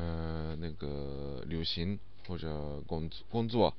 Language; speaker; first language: Chinese; non-native, learner; Japanese